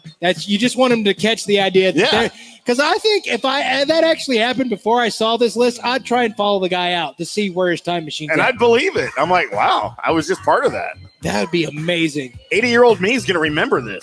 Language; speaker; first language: English; native; English